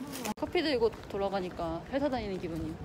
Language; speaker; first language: Korean; native; Korean